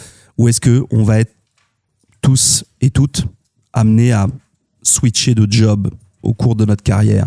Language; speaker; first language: French; native; French